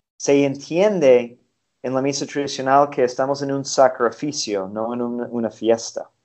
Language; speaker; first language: Spanish; non-native, fluent; English